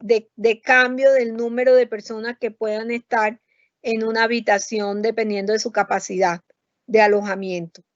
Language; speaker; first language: Spanish; native; Spanish